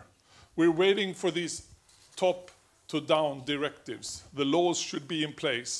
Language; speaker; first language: English; non-native, fluent; Swedish